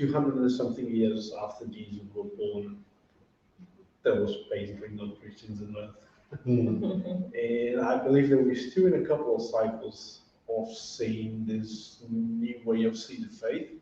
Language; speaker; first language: English; non-native, fluent; Portuguese